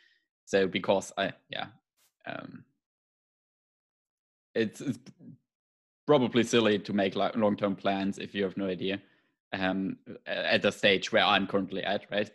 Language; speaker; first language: English; non-native, fluent; German